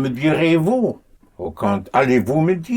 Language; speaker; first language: French; non-native, fluent; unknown